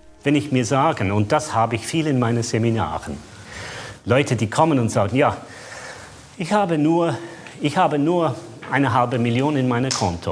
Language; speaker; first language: German; non-native, fluent; English